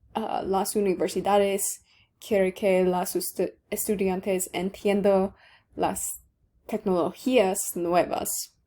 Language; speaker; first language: Spanish; non-native, learner; English